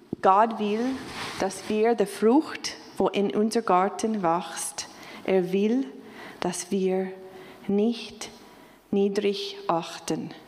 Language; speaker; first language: German; non-native, fluent; English